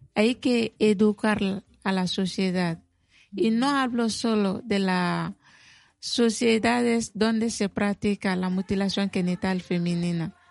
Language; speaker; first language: Spanish; non-native, fluent; Bambara